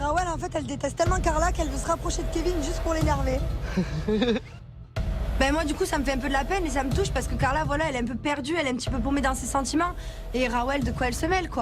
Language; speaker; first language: French; native; French